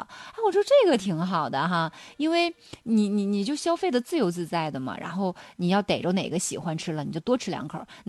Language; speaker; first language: Chinese; native; Chinese